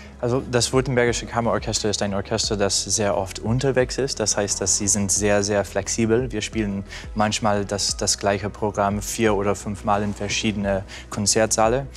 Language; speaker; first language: German; non-native, fluent; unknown